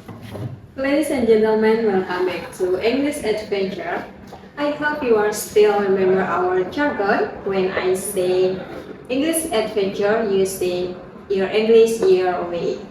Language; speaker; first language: English; non-native, learner; Indonesian